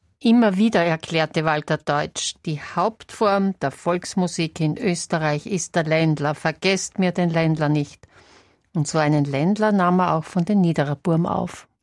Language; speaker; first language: German; native; German